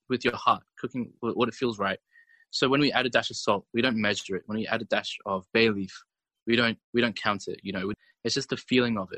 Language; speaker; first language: English; native; English